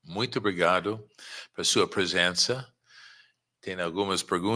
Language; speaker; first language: Portuguese; non-native, fluent; English